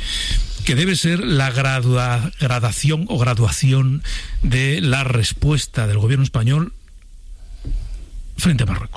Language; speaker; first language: Spanish; native; Spanish